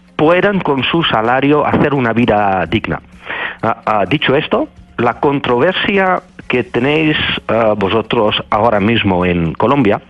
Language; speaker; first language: Spanish; non-native, fluent; Dutch